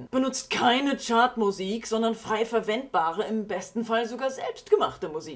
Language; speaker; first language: German; native; German